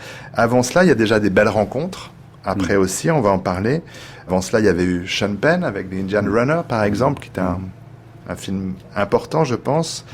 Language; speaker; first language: French; native; French